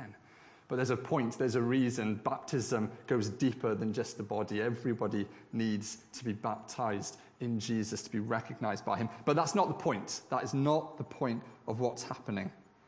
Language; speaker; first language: English; native; English